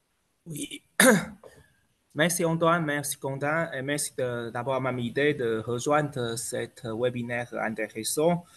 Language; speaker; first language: French; non-native, fluent; Chinese